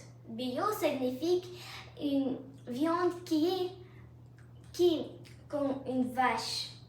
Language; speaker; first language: French; non-native, learner; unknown